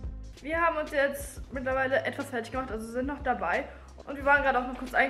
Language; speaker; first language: German; native; German